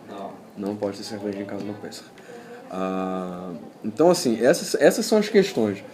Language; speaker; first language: Portuguese; native; Portuguese